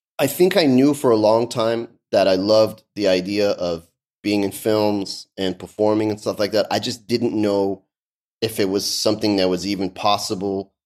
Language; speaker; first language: English; early bilingual, other home language; Persian